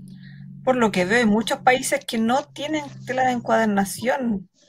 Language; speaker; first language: Spanish; native; Spanish